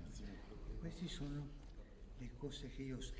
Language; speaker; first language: Italian; early bilingual, heritage; Spanish